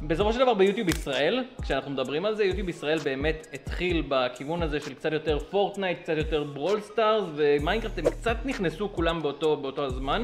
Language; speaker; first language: Hebrew; native; Hebrew